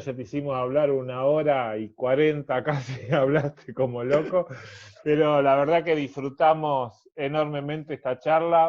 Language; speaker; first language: Spanish; native; Spanish